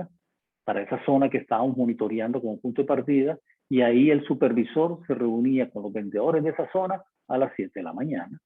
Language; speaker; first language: Spanish; native; Spanish